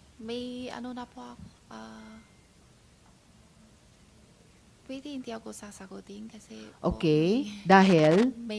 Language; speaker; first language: Filipino; non-native, learner; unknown